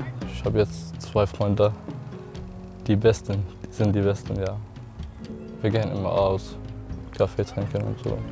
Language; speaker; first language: German; non-native, learner; Arabic